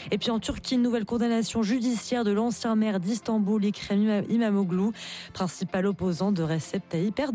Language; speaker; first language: French; native; French